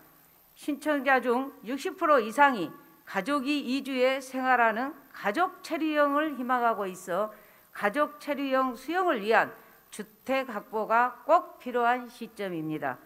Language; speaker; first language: Korean; native; Korean